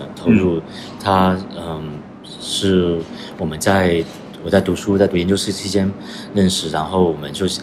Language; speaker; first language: Chinese; native; Chinese